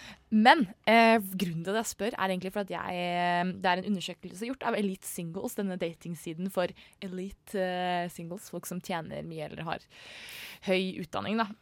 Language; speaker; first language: Norwegian; native; Norwegian